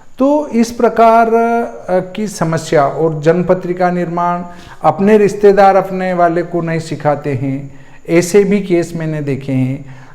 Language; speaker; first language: Hindi; native; Hindi